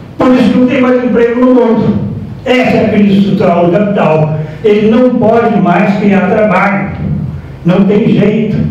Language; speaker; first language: Portuguese; native; Portuguese